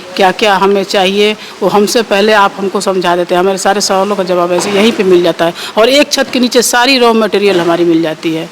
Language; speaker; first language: Hindi; native; Hindi